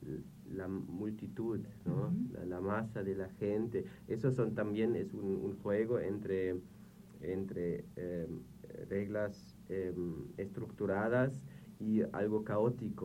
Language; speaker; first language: Spanish; non-native, fluent; German